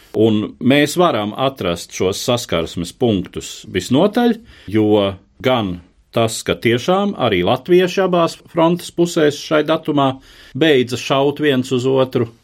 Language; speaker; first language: Latvian; native; Latvian